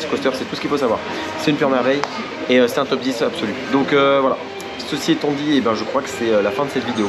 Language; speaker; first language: French; native; French